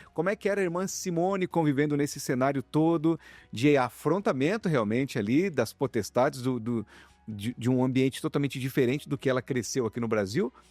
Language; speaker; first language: Portuguese; native; Portuguese